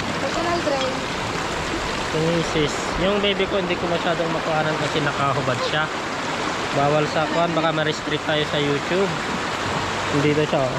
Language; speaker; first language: Filipino; non-native, local second language; Iloko